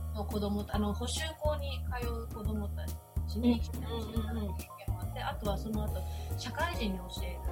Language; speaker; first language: Japanese; native; Japanese